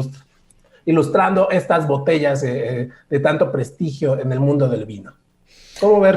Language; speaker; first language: Spanish; native; Spanish